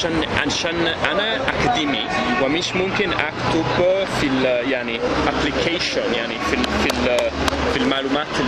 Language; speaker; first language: Arabic; non-native, fluent; Italian